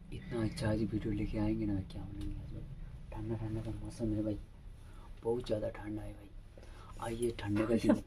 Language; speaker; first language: Hindi; non-native, local second language; Bangla